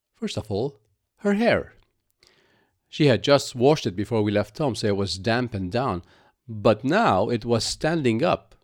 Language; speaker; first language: English; non-native, fluent; Arabic